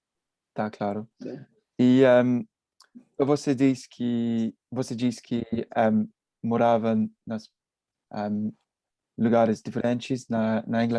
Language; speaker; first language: Portuguese; non-native, learner; English